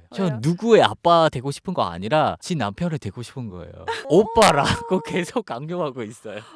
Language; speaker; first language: Korean; non-native, fluent; Khmer